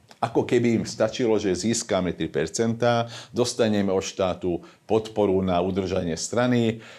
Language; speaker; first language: Slovak; non-native, local second language; Hungarian